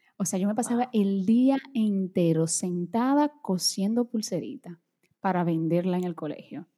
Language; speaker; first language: Spanish; early bilingual, other home language; Portuguese